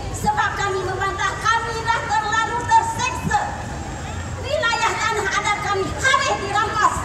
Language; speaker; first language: Malay; non-native, local second language; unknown